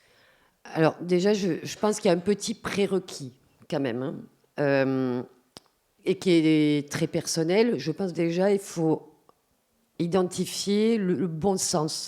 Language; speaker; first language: French; native; French